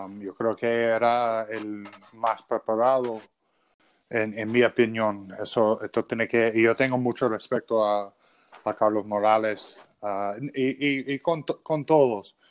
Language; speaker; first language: Spanish; early bilingual, other home language; English